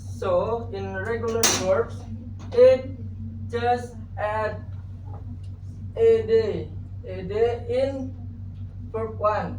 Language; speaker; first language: English; non-native, learner; Indonesian